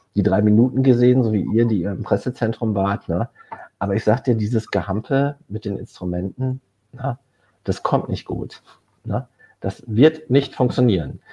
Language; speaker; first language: German; non-native, fluent; Spanish